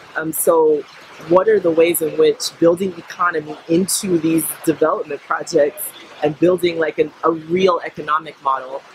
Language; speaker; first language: English; native; English